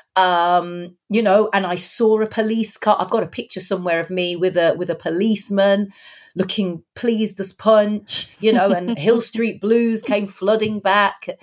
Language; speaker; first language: English; native; English